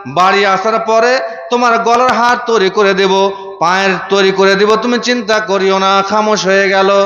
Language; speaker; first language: Bangla; non-native, fluent; Urdu